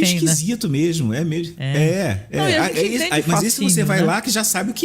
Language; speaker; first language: Portuguese; native; Portuguese